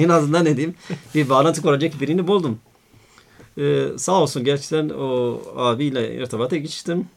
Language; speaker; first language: Turkish; non-native, fluent; Arabic